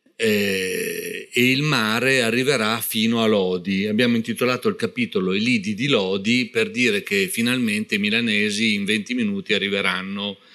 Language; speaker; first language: Italian; native; Italian